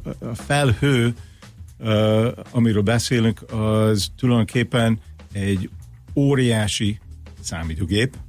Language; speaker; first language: Hungarian; non-native, fluent; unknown